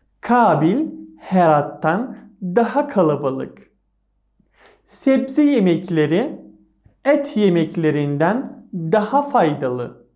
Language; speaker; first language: Turkish; non-native, fluent; Persian